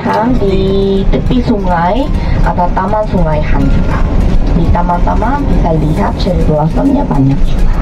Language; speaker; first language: Indonesian; non-native, fluent; Korean